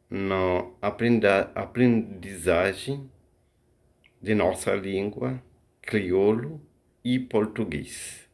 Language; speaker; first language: Portuguese; non-native, fluent; Haitian Creole